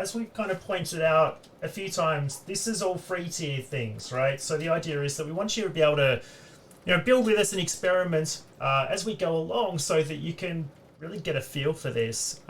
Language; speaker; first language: English; native; English